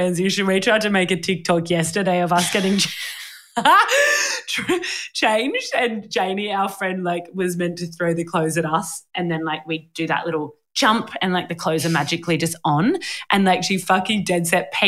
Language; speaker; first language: English; native; English